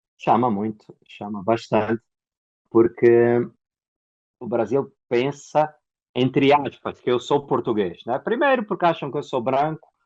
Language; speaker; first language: Portuguese; native; Portuguese